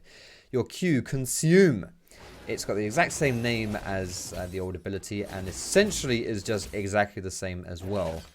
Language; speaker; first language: English; native; English